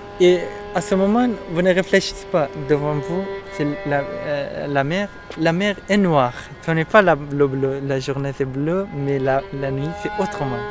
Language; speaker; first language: French; non-native, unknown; Persian